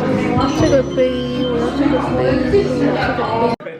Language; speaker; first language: Chinese; early bilingual, heritage; Chinese